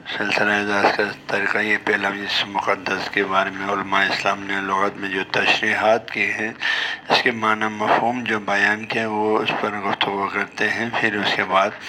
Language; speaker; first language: Urdu; non-native, local second language; Balti